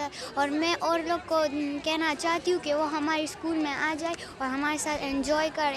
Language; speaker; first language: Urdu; non-native, local second language; Pashto